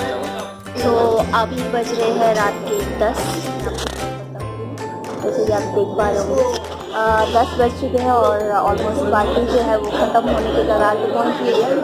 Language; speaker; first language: Hindi; native; Hindi